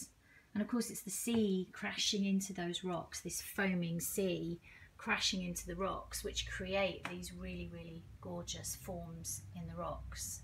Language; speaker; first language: English; native; English